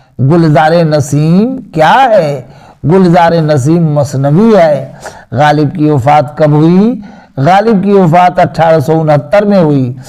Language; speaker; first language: Urdu; native; Urdu